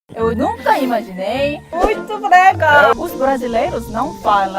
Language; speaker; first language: Portuguese; non-native, fluent; Korean